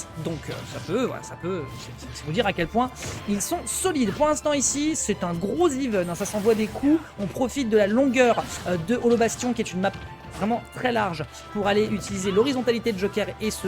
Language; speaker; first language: French; native; French